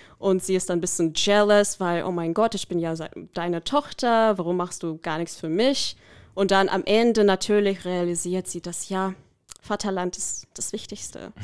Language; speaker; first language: German; non-native, fluent; Korean